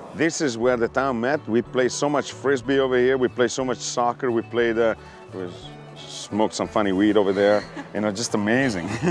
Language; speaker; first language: English; non-native, fluent; Italian